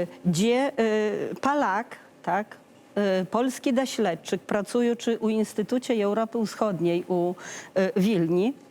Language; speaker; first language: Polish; non-native, learner; Belarusian